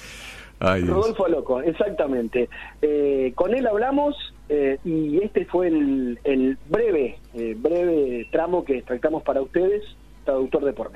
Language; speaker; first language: Spanish; native; Spanish